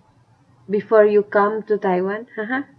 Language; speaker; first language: English; non-native, fluent; Indonesian